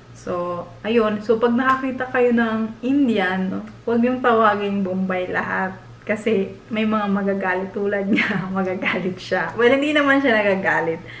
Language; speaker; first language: Filipino; native; Filipino